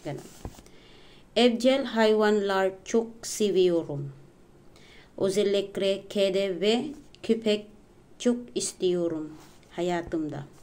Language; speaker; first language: Turkish; non-native, learner; Filipino